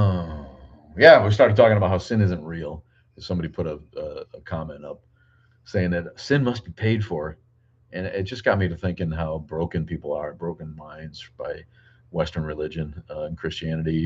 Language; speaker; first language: English; native; English